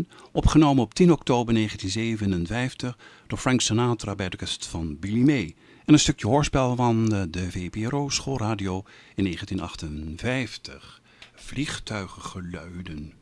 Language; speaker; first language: Dutch; native; Dutch